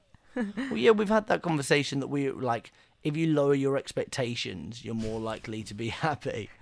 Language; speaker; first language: English; native; English